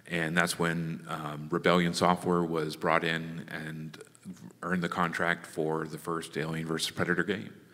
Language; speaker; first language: English; native; English